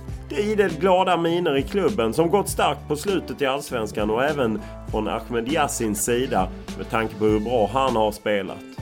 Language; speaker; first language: Swedish; native; Swedish